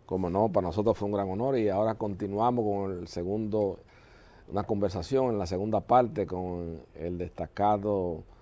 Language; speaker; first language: Spanish; native; Spanish